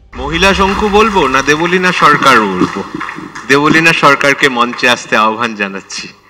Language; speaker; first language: Bangla; native; Bangla